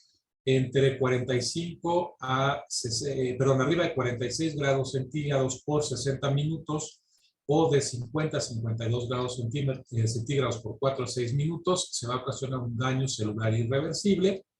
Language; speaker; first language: Spanish; native; Spanish